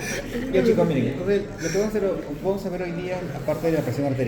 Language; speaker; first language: Spanish; native; Spanish